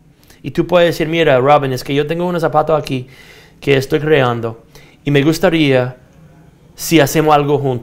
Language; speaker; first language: Spanish; non-native, fluent; English